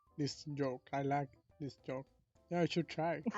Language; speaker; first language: English; non-native, learner; Bangla